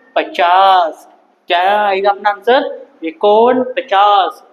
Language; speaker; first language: Hindi; non-native, local second language; Marathi